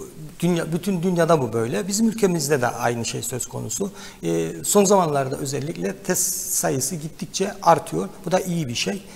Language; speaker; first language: Turkish; native; Turkish